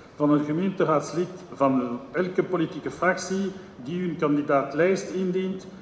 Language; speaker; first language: Dutch; non-native, local second language; French